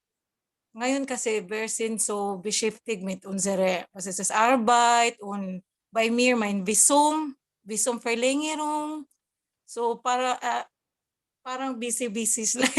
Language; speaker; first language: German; non-native, learner; Cebuano